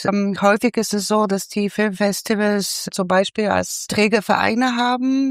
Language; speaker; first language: German; non-native, fluent; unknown